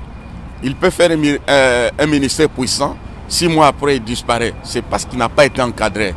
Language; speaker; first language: French; non-native, local second language; Swahili